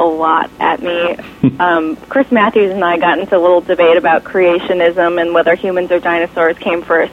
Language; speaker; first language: English; native; English